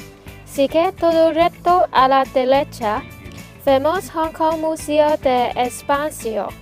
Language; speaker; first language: Spanish; non-native, learner; Cantonese